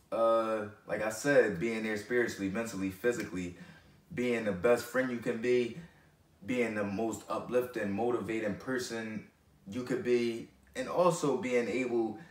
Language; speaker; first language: English; native; English